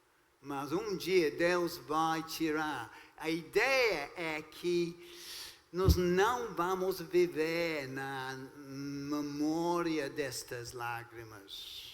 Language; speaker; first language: Portuguese; non-native, fluent; English